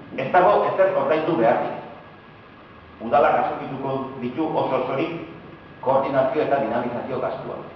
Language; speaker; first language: Basque; native; Basque